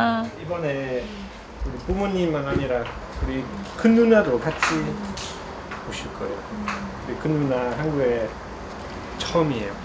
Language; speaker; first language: Korean; non-native, fluent; English